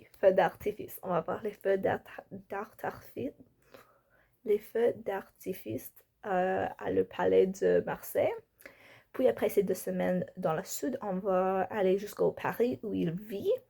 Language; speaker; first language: French; non-native, learner; English